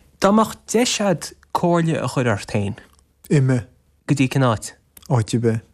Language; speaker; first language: Irish; native; Irish